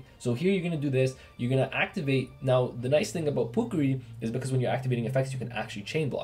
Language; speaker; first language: English; native; English